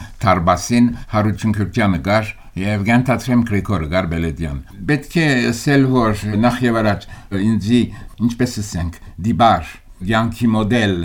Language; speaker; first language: Armenian; early bilingual, heritage; Armenian